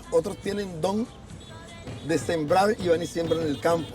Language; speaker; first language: Spanish; native; Spanish